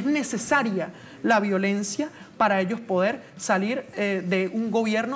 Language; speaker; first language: Spanish; native; Spanish